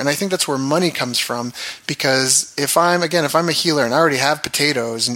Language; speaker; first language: English; native; English